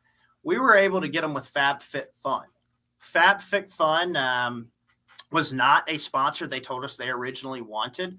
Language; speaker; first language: English; native; English